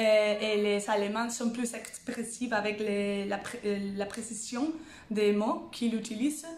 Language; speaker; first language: French; non-native, fluent; Spanish